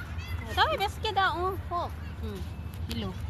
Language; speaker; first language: Arabic; non-native, learner; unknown